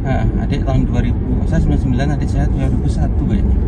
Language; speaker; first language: Indonesian; native; Indonesian